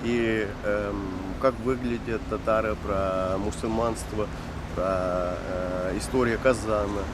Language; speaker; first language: Russian; early bilingual, heritage; Dutch